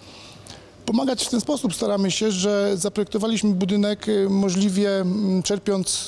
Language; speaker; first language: Polish; native; Polish